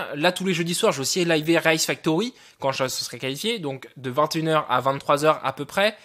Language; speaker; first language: French; native; French